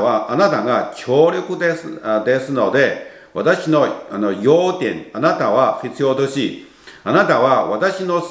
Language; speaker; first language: Japanese; non-native, learner; Chinese